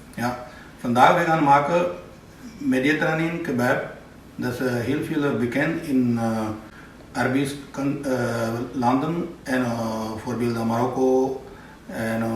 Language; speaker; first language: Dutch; non-native, learner; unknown